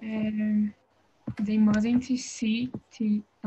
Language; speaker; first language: English; non-native, learner; Portuguese